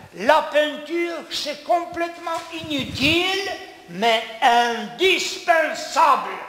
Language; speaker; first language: French; non-native, fluent; Polish